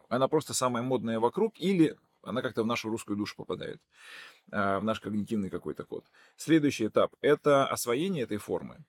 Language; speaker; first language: Russian; non-native, local second language; Udmurt